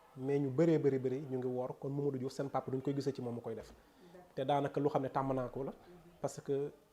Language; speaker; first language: Wolof; non-native, local second language; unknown